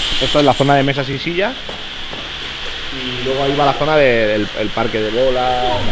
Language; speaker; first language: Spanish; native; Spanish